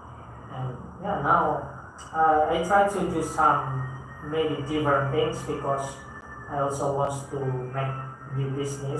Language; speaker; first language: English; non-native, fluent; Indonesian